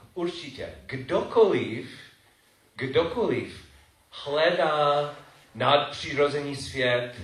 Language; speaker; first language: Czech; non-native, fluent; English